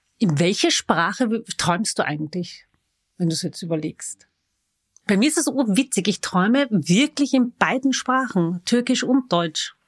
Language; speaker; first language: German; early bilingual, other home language; Turkish